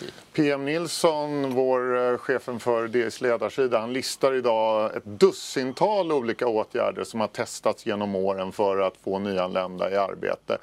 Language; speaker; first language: Swedish; native; Swedish